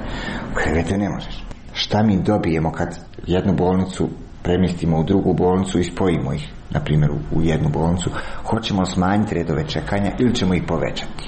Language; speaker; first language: Serbian; native; Serbian